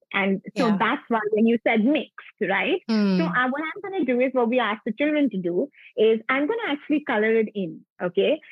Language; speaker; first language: English; non-native, local second language; Punjabi